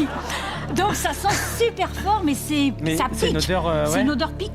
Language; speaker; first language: French; native; French